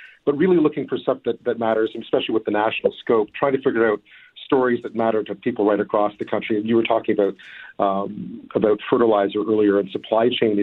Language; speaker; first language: English; native; English